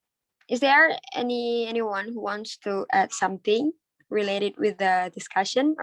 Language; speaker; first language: English; non-native, learner; Indonesian